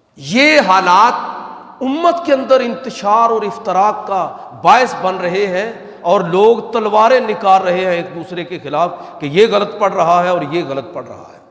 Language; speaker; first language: Urdu; non-native, local second language; Punjabi